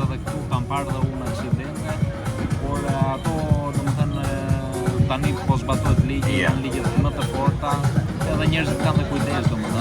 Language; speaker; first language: Albanian; early bilingual, heritage; Albanian